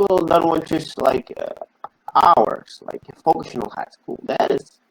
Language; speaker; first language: English; non-native, learner; Indonesian